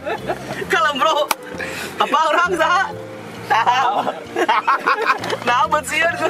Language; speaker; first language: Indonesian; native; Indonesian